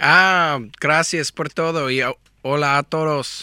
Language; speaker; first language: Spanish; non-native, learner; English